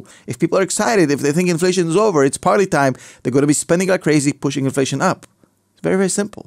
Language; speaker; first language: English; native; English